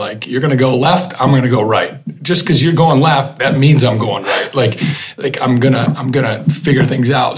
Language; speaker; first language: English; native; English